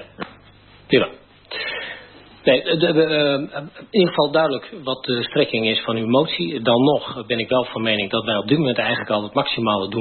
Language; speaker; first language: Dutch; native; Dutch